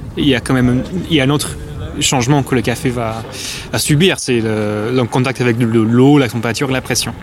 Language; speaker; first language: French; non-native, fluent; English